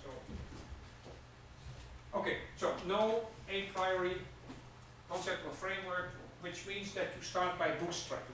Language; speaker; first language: English; non-native, fluent; Dutch